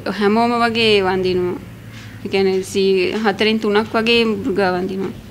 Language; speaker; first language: Sinhala; non-native, local second language; Tamil